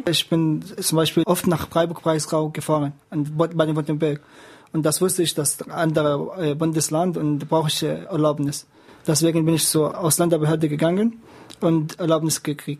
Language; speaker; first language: German; non-native, learner; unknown